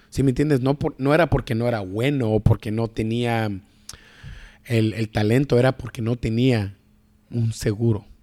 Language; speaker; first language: Spanish; early bilingual, heritage; Spanish